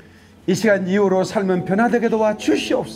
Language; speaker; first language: Korean; native; Korean